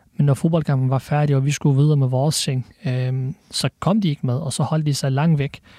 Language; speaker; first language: Danish; early bilingual, other home language; Arabic